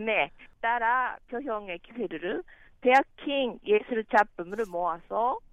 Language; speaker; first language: Korean; non-native, learner; Japanese